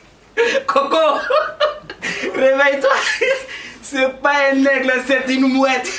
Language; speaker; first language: French; non-native, local second language; Bambara